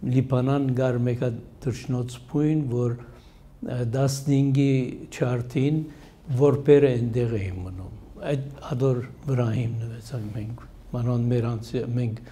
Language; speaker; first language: Armenian; early bilingual, heritage; Armenian